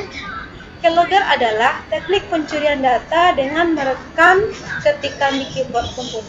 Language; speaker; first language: Indonesian; native; Indonesian